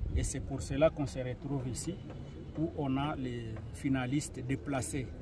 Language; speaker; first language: French; non-native, local second language; Swahili